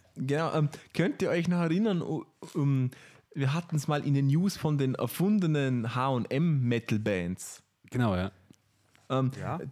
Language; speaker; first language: German; native; German